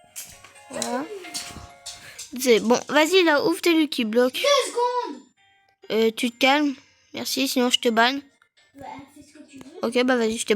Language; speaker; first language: French; native; French